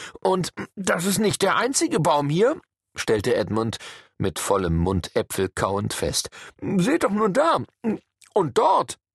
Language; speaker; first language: German; native; German